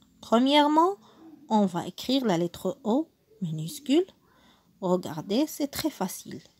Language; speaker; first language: French; non-native, local second language; Arabic